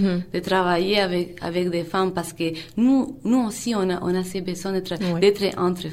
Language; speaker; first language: French; non-native, fluent; Spanish